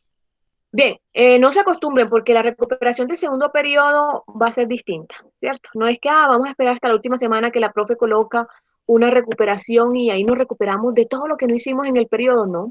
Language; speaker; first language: Spanish; native; Spanish